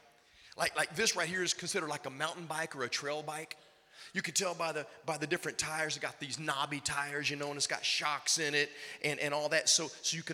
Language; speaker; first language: English; native; English